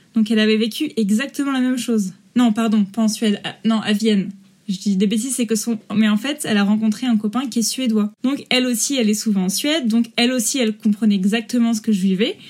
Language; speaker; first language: French; native; French